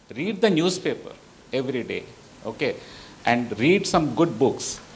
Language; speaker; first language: English; non-native, local second language; Telugu